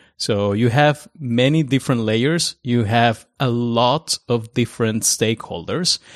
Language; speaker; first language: English; non-native, fluent; Spanish